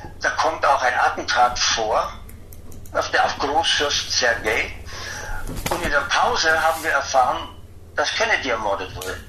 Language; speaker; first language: German; native; German